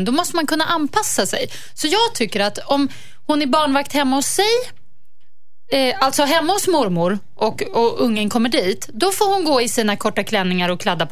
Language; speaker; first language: Swedish; native; Swedish